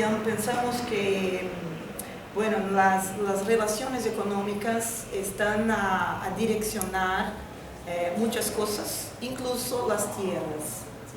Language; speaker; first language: Spanish; non-native, fluent; Portuguese